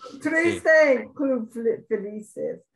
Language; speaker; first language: Spanish; non-native, learner; English